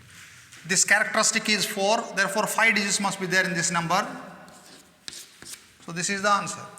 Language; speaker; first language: English; non-native, local second language; Kannada